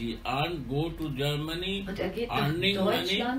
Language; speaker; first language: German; non-native, learner; Hindi